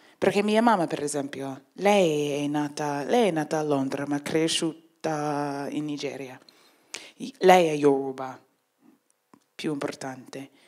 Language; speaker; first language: Italian; non-native, fluent; English